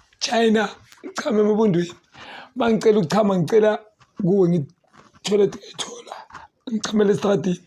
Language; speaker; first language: Zulu; native; Zulu